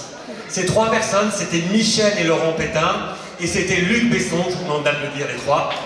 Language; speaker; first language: French; native; French